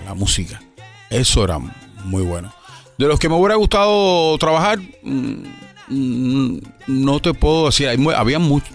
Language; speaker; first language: Spanish; native; Spanish